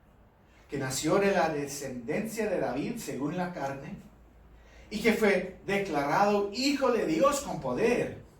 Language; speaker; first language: Spanish; non-native, fluent; English